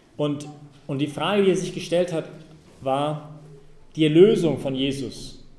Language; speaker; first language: German; non-native, fluent; English